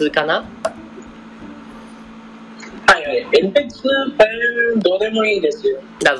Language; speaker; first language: Japanese; non-native, learner; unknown